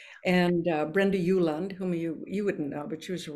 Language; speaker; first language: English; early bilingual, other home language; Norwegian